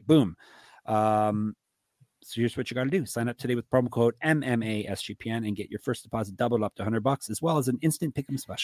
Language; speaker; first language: English; native; English